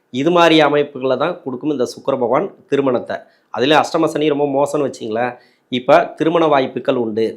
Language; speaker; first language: Tamil; native; Tamil